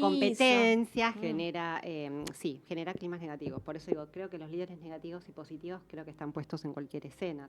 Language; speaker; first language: Spanish; native; Spanish